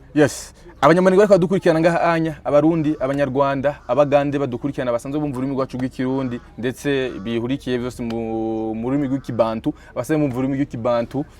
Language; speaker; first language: Rundi; native; Rundi